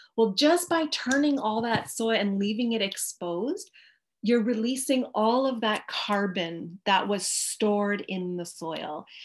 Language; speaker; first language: English; native; English